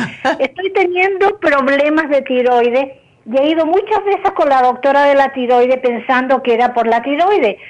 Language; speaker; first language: Spanish; native; Spanish